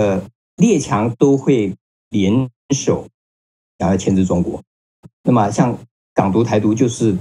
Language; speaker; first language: Chinese; native; Chinese